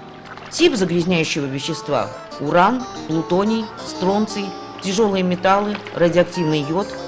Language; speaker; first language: Russian; native; Russian